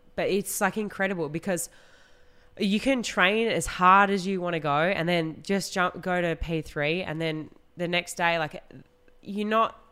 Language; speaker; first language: English; native; English